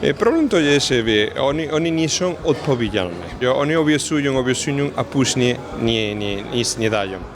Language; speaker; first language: Polish; non-native, learner; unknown